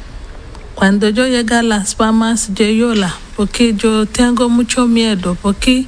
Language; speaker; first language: Spanish; non-native, learner; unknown